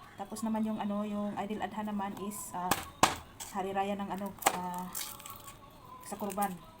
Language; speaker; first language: Filipino; native; Filipino